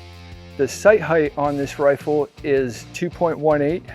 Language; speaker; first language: English; native; English